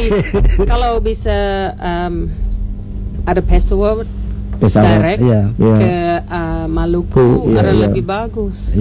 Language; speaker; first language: Indonesian; non-native, learner; English